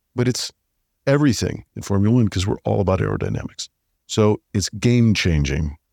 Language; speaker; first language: English; native; English